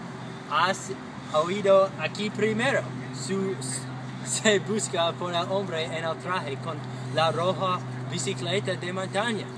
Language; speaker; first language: Spanish; non-native, learner; English